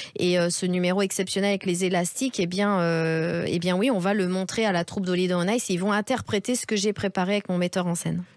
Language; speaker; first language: French; native; French